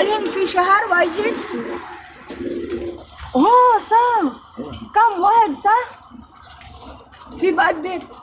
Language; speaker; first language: Arabic; non-native, learner; Cebuano